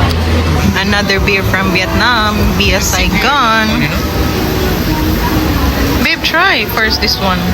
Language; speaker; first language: English; non-native, local second language; Filipino